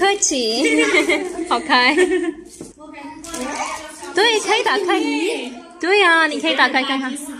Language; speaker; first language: Chinese; non-native, learner; Urdu